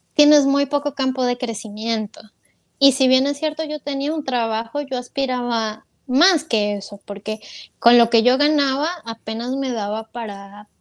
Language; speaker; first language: Spanish; native; Spanish